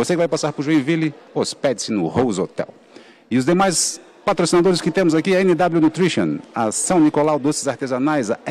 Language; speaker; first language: Portuguese; native; Portuguese